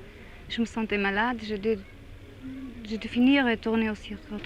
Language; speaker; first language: French; non-native, fluent; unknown